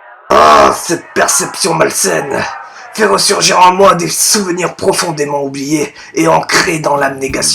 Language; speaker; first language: French; native; French